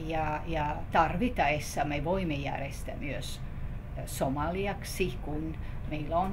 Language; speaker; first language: Finnish; non-native, fluent; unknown